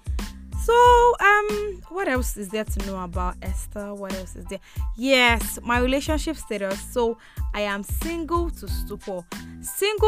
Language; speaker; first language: English; non-native, local second language; Igbo